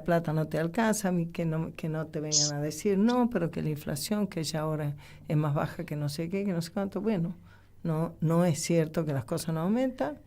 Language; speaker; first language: Spanish; native; Spanish